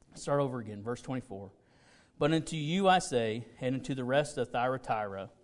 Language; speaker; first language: English; native; English